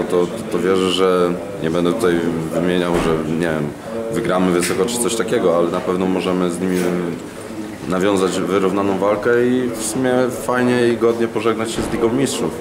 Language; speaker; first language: Polish; native; Polish